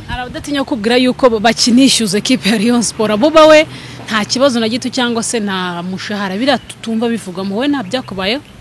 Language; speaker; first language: Kinyarwanda; native; Kinyarwanda